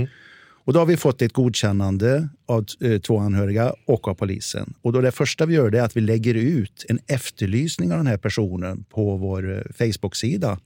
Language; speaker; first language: Swedish; native; Swedish